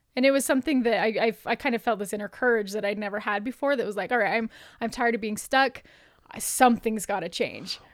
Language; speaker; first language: English; native; English